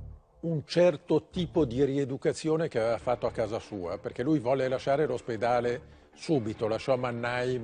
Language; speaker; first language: Italian; native; Italian